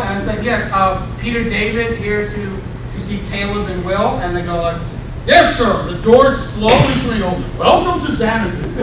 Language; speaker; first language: English; native; English